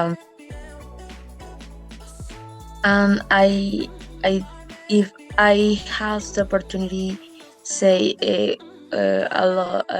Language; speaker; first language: English; non-native, learner; Spanish